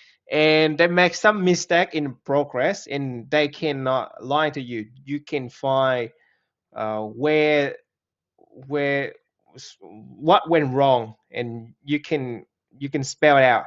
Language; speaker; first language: English; non-native, fluent; Vietnamese